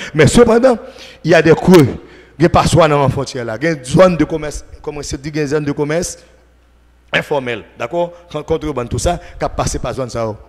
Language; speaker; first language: French; non-native, local second language; Haitian Creole